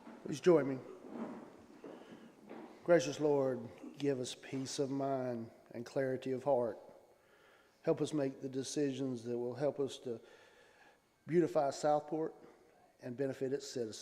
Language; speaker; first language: English; native; English